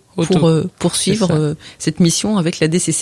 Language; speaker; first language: French; native; French